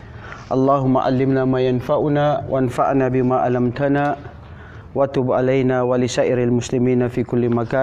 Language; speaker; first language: Arabic; non-native, fluent; Filipino